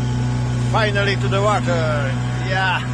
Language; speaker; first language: English; non-native, learner; Romanian